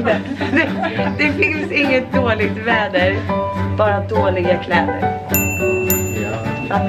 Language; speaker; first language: Swedish; native; Swedish